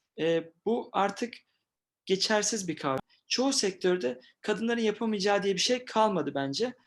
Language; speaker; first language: Turkish; native; Turkish